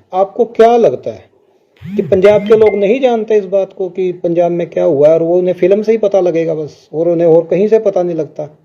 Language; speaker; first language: Hindi; non-native, local second language; Punjabi